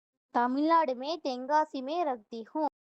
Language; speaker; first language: Hindi; non-native, learner; Tamil